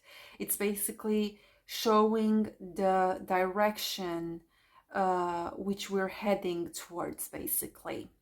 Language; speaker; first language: English; non-native, fluent; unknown